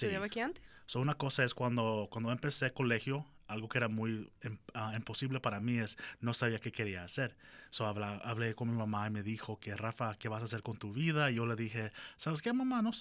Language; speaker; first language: English; early bilingual, other home language; Spanish